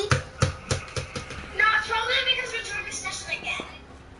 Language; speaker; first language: English; native; English